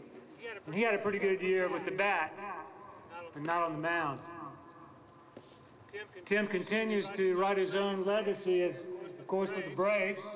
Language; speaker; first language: English; native; English